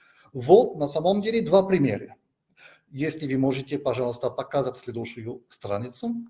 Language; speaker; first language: Russian; non-native, fluent; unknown